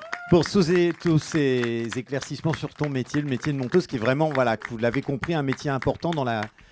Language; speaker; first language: French; native; French